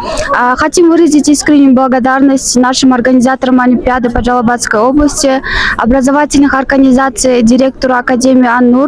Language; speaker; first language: Russian; non-native, local second language; Kyrgyz